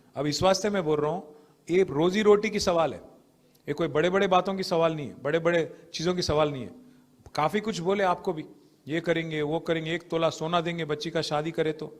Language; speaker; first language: Hindi; non-native, local second language; Telugu